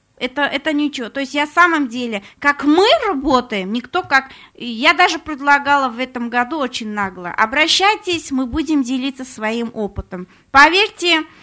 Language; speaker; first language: Russian; non-native, fluent; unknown